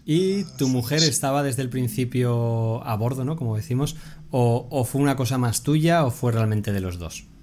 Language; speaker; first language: Spanish; native; Spanish